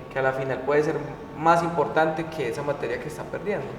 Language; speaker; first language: Spanish; native; Spanish